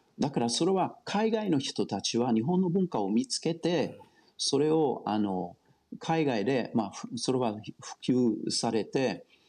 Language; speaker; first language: Japanese; non-native, fluent; German